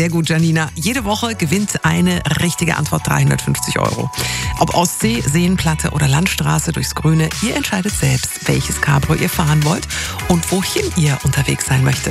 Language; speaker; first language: German; native; German